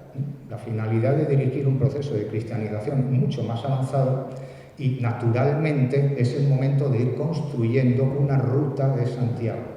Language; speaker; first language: Spanish; native; Spanish